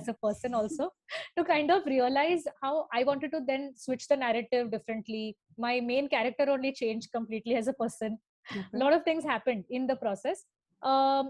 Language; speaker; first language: English; non-native, local second language; Tamil